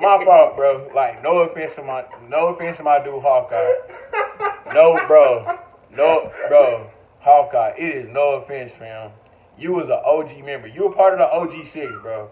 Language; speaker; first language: English; native; English